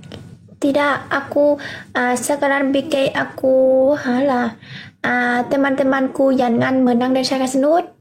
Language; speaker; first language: Indonesian; non-native, learner; Vietnamese